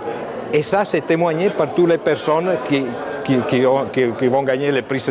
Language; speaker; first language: French; non-native, fluent; Italian